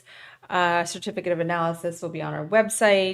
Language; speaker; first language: English; native; English